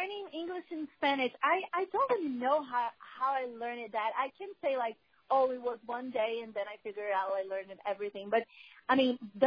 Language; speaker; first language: English; non-native, fluent; Portuguese